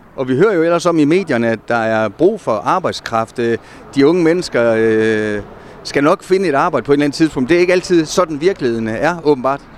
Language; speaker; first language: Danish; native; Danish